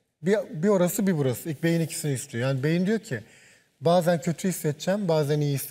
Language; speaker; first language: Turkish; native; Turkish